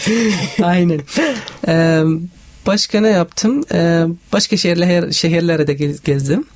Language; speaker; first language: Turkish; non-native, learner; Arabic